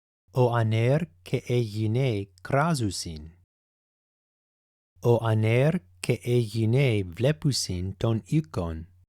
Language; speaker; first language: Greek; non-native, fluent; English